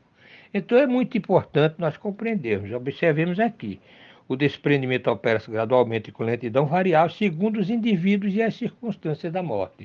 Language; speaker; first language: Portuguese; native; Portuguese